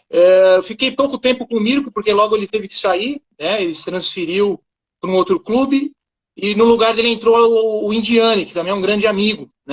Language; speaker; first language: Portuguese; native; Portuguese